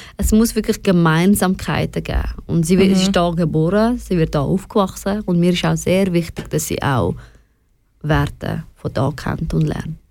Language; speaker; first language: German; early bilingual, other home language; Persian